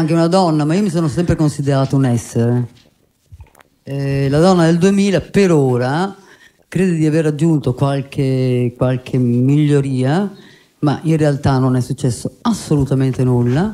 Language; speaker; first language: Italian; native; Italian